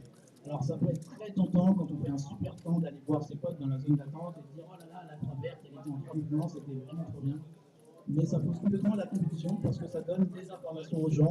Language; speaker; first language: French; native; French